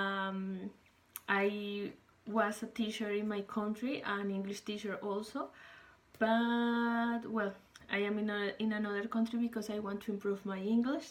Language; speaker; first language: English; non-native, learner; Spanish